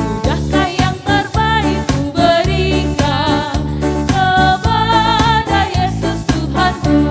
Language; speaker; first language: Indonesian; native; Indonesian